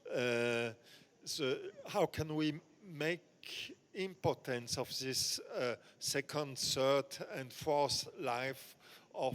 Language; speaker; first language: English; non-native, fluent; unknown